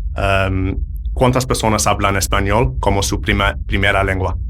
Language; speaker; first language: Spanish; non-native, learner; English